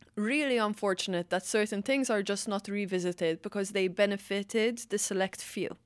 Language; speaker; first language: English; non-native, fluent; Maltese